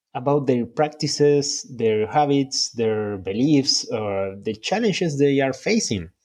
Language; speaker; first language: English; non-native, fluent; Spanish